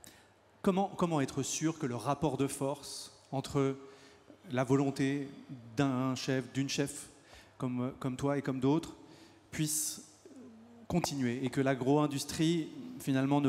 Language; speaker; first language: French; native; French